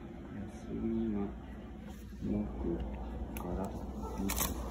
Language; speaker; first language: Japanese; native; Japanese